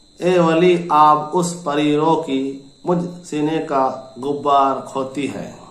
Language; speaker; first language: Urdu; native; Urdu